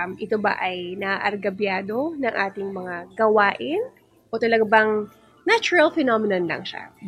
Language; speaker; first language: Filipino; native; Filipino